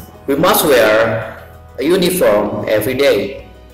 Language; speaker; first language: English; non-native, fluent; Indonesian